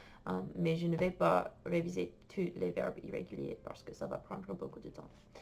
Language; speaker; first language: French; non-native, fluent; English